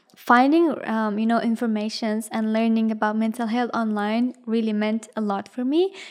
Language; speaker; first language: English; non-native, fluent; Persian